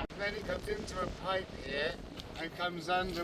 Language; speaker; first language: English; native; English